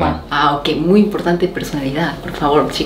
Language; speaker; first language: Spanish; non-native, fluent; Korean